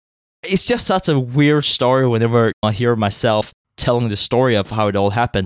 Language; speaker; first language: English; non-native, fluent; Danish